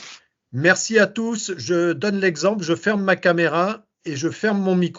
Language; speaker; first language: French; native; French